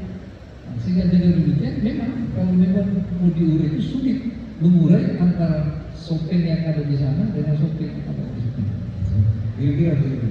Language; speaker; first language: Indonesian; non-native, local second language; Buginese